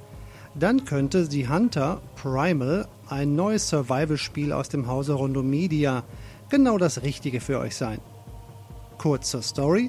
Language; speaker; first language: German; native; German